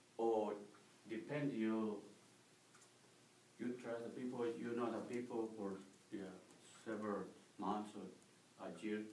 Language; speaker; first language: English; non-native, learner; Spanish